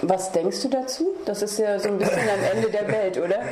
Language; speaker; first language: German; native; German